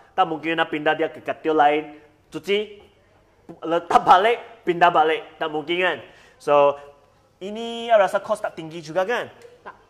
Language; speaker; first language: Malay; non-native, local second language; Chinese